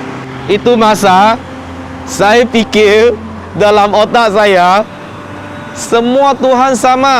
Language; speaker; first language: Indonesian; non-native, local second language; Chinese